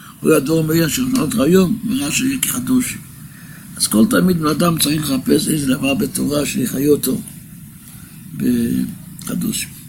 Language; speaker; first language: Hebrew; non-native, local second language; Yiddish